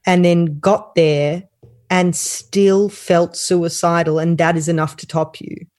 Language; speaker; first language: English; native; English